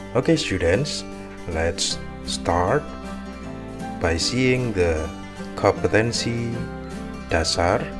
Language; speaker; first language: English; non-native, fluent; Indonesian